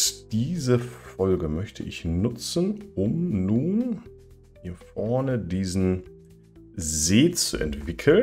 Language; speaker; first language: German; native; German